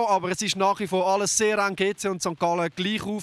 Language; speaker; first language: German; native; German